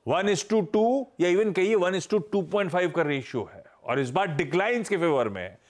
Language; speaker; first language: Hindi; native; Hindi